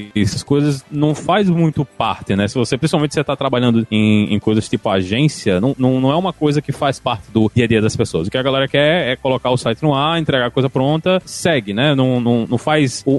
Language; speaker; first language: Portuguese; native; Portuguese